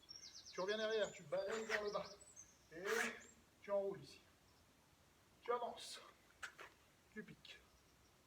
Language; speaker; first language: French; native; French